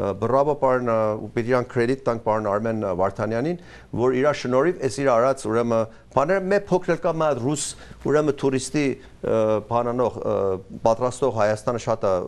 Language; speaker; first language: Armenian; early bilingual, heritage; Armenian